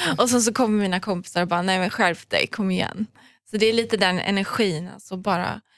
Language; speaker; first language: Swedish; early bilingual, other home language; Persian